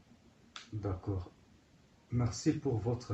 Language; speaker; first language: French; non-native, learner; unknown